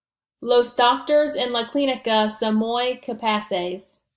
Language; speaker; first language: Spanish; non-native, learner; English